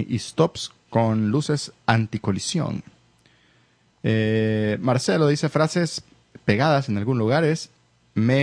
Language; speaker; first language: Spanish; native; Spanish